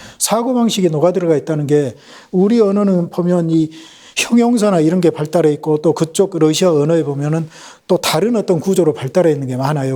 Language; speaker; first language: Korean; native; Korean